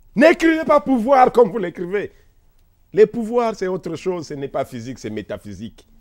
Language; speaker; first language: French; non-native, local second language; Kongo